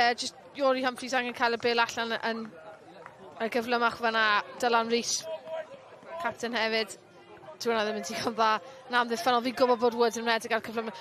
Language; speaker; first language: Welsh; native; Welsh